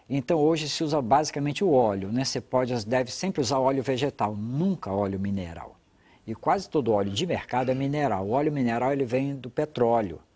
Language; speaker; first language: Portuguese; native; Portuguese